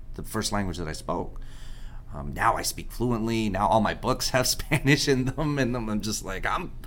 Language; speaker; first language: English; early bilingual, other home language; Spanish